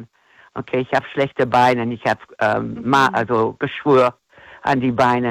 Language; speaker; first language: German; non-native, fluent; English